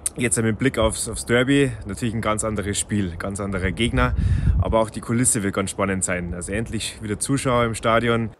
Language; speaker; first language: German; native; German